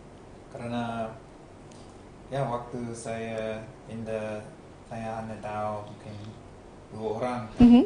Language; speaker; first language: Indonesian; non-native, fluent; English